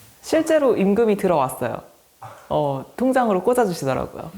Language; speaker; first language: Korean; native; Korean